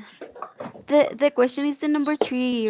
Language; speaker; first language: English; non-native, learner; Spanish